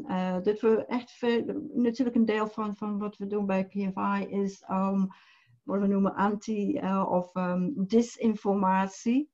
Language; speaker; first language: Dutch; non-native, fluent; English